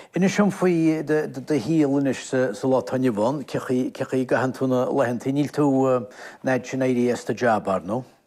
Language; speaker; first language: Irish; native; Irish